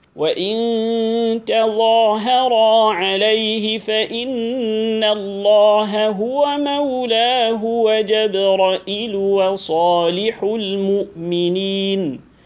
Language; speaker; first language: Arabic; non-native, fluent; Hausa